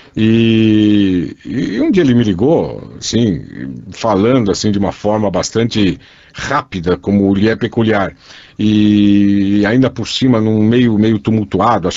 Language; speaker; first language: Portuguese; native; Portuguese